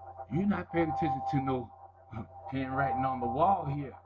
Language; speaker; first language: English; native; English